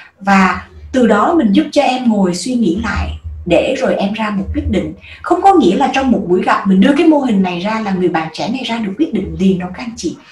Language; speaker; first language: Vietnamese; native; Vietnamese